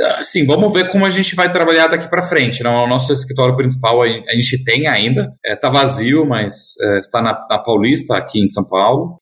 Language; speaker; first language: Portuguese; non-native, fluent; German